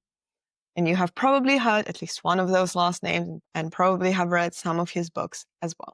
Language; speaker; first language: English; non-native, fluent; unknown